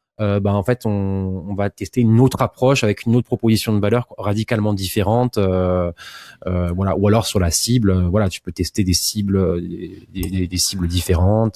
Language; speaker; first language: French; native; French